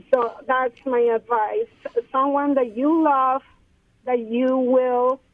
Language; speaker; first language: English; non-native, fluent; Spanish